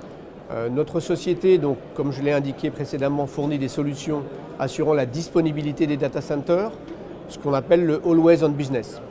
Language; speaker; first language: French; native; French